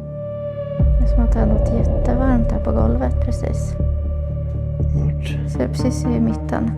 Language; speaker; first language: Swedish; native; Swedish